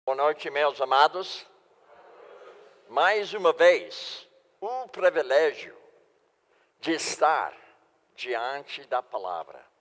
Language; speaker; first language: Portuguese; non-native, fluent; English